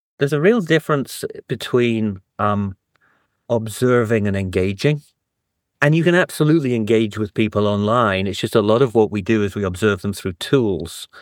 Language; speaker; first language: English; native; English